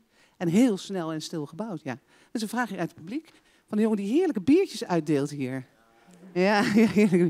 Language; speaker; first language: Dutch; native; Dutch